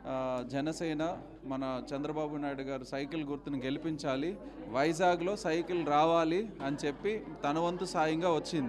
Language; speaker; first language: Telugu; native; Telugu